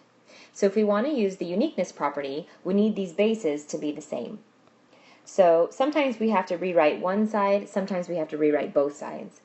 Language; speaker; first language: English; native; English